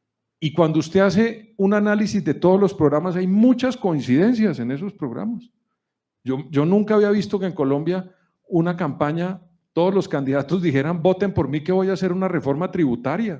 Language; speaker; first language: Spanish; native; Spanish